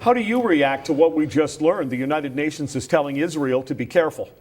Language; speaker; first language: English; native; English